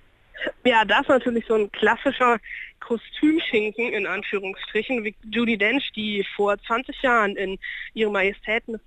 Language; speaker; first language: German; native; German